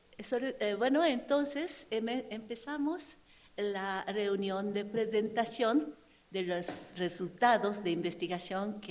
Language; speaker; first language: Spanish; non-native, fluent; Japanese